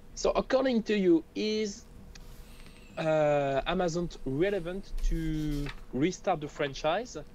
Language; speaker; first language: English; non-native, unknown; French